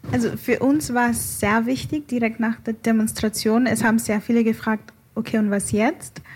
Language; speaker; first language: German; early bilingual, other home language; Igbo